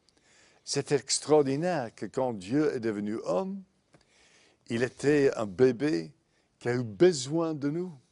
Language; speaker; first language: French; non-native, fluent; English